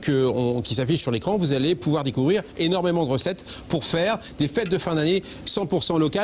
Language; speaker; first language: French; native; French